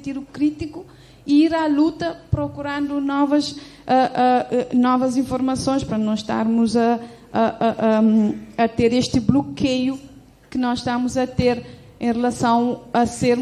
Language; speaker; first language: Portuguese; non-native, local second language; Kabuverdianu